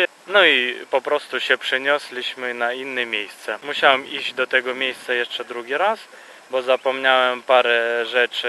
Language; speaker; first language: Polish; non-native, fluent; Russian